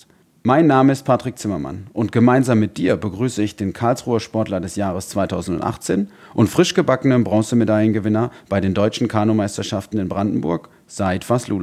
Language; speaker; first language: German; native; German